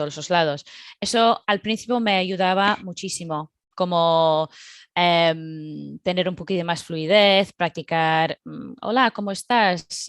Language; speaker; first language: Spanish; non-native, fluent; English